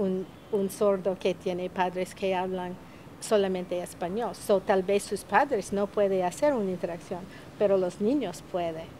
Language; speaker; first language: Spanish; non-native, fluent; English